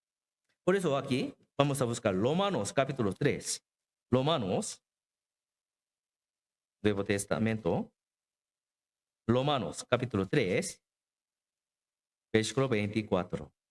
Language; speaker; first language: Spanish; non-native, learner; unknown